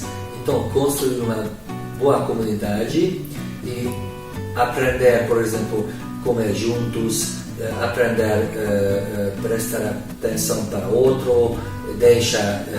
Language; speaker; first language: Portuguese; non-native, learner; Hungarian